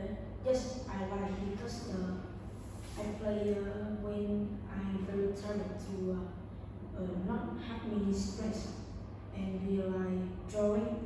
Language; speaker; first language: English; non-native, learner; Vietnamese